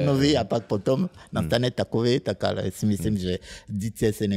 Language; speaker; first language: Czech; non-native, fluent; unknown